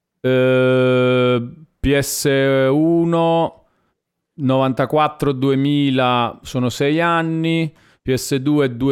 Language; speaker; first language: Italian; native; Italian